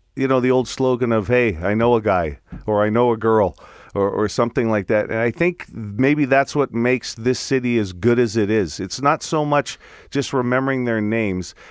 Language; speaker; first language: English; non-native, fluent; Italian